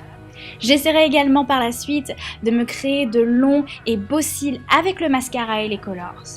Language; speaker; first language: French; native; French